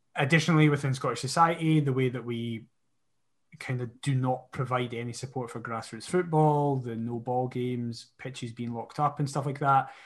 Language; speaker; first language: English; native; English